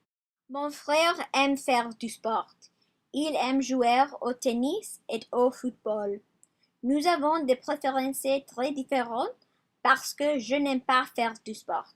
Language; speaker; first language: French; non-native, learner; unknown